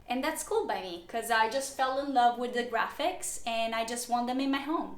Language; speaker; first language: English; non-native, fluent; Italian